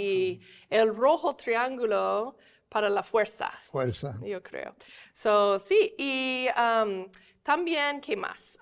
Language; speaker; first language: Spanish; non-native, fluent; English